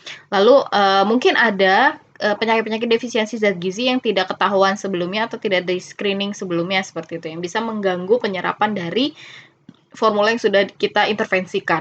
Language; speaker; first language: Indonesian; native; Indonesian